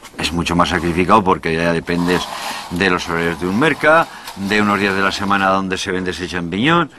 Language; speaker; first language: Spanish; native; Spanish